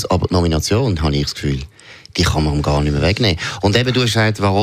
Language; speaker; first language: German; native; German